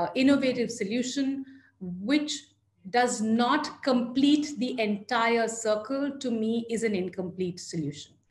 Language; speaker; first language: English; non-native, local second language; Hindi